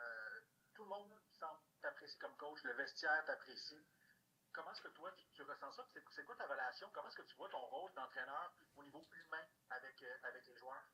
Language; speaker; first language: French; native; French